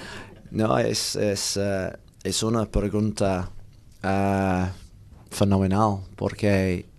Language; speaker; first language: Spanish; non-native, learner; English